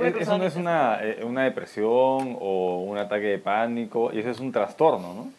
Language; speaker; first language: Spanish; native; Spanish